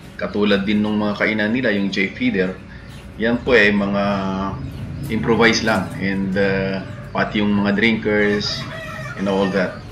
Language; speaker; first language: Filipino; non-native, local second language; Iloko